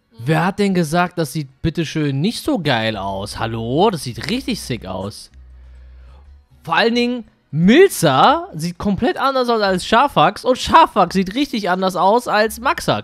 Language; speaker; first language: German; native; German